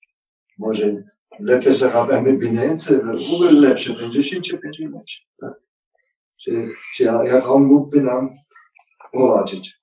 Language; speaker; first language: Polish; non-native, learner; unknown